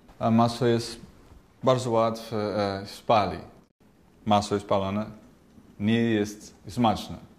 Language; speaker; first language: Polish; non-native, learner; Portuguese